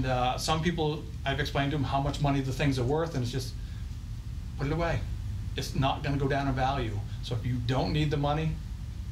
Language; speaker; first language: English; native; English